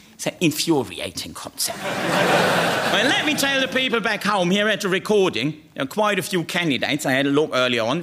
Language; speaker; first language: English; non-native, fluent; German